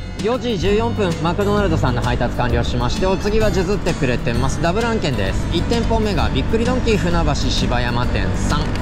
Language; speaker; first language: Japanese; native; Japanese